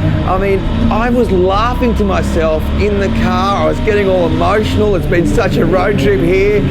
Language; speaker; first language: English; native; English